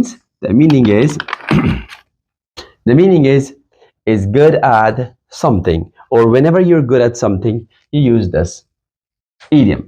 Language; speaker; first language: English; non-native, fluent; Persian